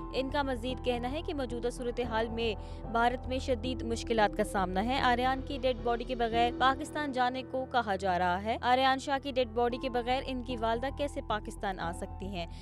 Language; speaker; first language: Urdu; native; Urdu